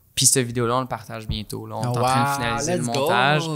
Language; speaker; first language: French; native; French